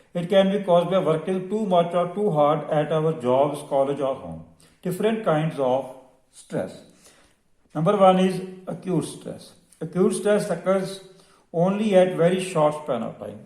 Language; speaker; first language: English; non-native, local second language; Punjabi